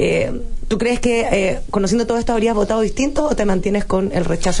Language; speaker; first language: Spanish; native; Spanish